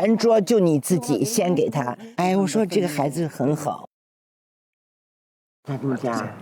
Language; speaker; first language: Chinese; native; Chinese